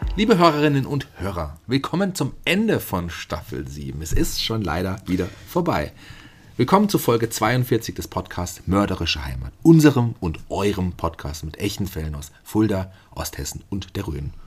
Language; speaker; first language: German; native; German